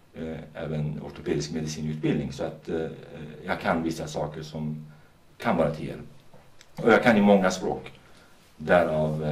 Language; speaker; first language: Swedish; non-native, fluent; Kurdish